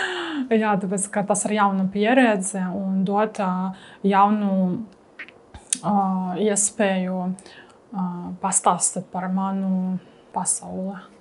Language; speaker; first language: Latvian; non-native, learner; Russian